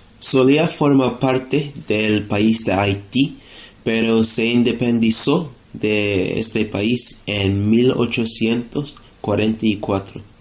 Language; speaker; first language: Spanish; non-native, fluent; English